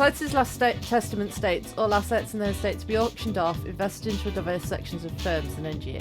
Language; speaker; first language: English; native; English